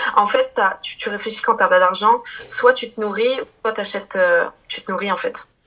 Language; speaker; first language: French; early bilingual, other home language; Portuguese